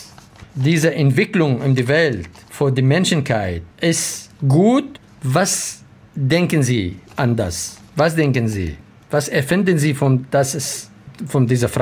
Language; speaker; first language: German; non-native, learner; Arabic